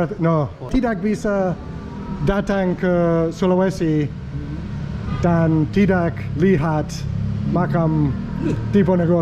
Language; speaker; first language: Indonesian; non-native, learner; English